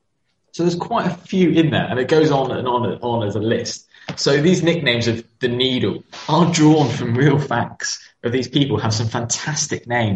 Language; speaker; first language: English; native; English